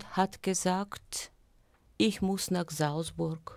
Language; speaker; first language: German; non-native, learner; Bulgarian